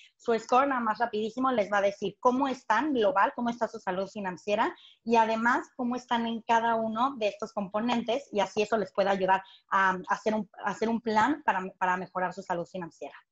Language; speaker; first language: Spanish; native; Spanish